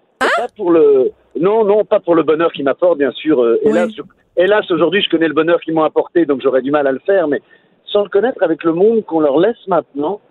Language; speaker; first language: French; native; French